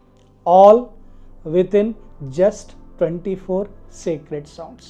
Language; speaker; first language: English; non-native, local second language; Telugu